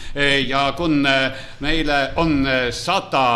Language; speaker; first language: Finnish; non-native, learner; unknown